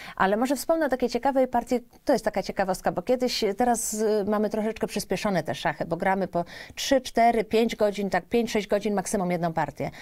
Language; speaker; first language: Polish; native; Polish